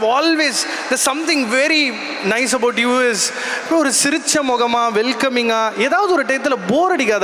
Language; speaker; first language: Tamil; native; Tamil